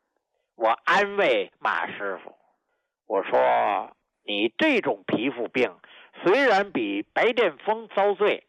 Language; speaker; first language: Chinese; native; Chinese